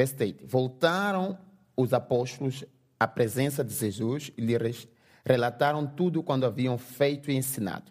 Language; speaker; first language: English; non-native, learner; Portuguese